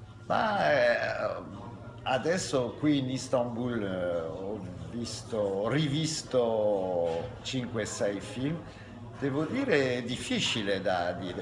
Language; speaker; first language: Italian; non-native, fluent; French